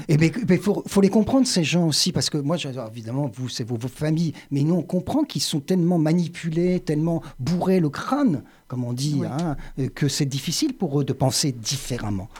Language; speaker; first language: French; native; French